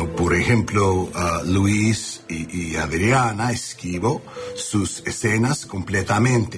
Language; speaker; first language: Spanish; non-native, learner; English